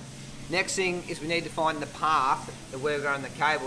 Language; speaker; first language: English; native; English